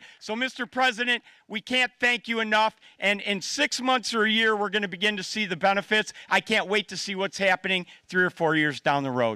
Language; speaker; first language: English; native; English